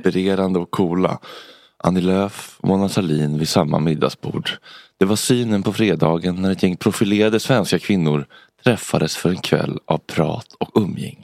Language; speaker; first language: Swedish; native; Swedish